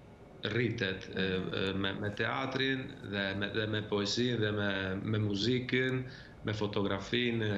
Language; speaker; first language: Albanian; early bilingual, heritage; Albanian